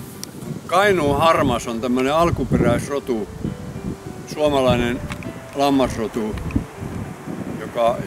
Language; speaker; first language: Finnish; native; Finnish